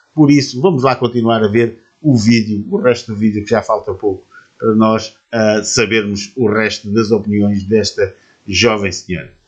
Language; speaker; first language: Portuguese; native; Portuguese